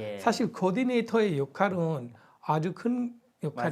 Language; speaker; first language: Korean; non-native, fluent; Punjabi